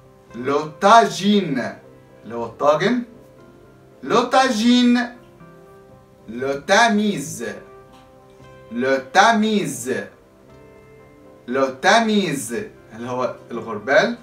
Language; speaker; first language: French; non-native, fluent; Arabic